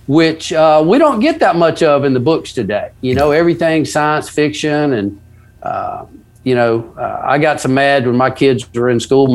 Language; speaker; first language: English; native; English